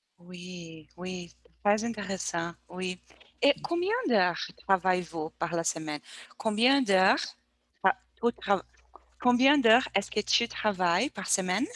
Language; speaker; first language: French; non-native, learner; Portuguese